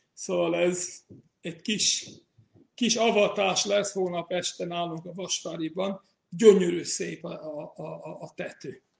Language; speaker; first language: Hungarian; early bilingual, heritage; Hungarian